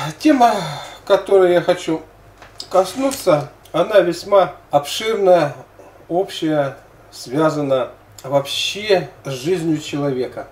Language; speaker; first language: Russian; native; Russian